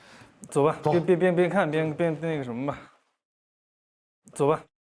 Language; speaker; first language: Chinese; native; Chinese